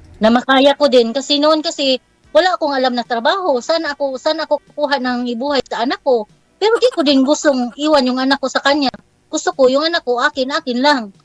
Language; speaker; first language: Filipino; non-native, local second language; Cebuano